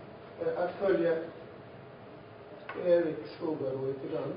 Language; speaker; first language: Swedish; non-native, fluent; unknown